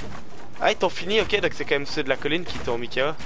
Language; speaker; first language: French; native; French